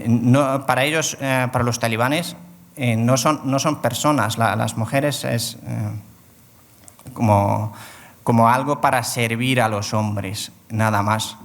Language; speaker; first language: Spanish; non-native, fluent; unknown